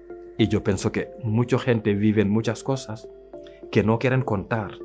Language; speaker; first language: Spanish; non-native, fluent; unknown